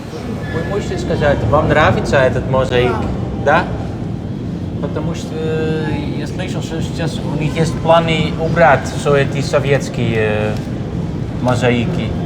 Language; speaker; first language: Russian; non-native, learner; Dutch